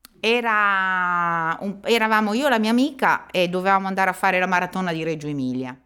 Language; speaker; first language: Italian; native; Italian